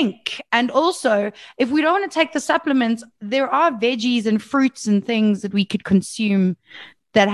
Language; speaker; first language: English; native; English